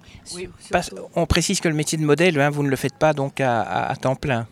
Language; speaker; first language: French; native; French